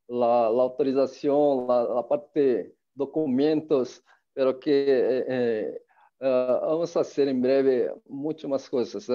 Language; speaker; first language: Spanish; non-native, fluent; Portuguese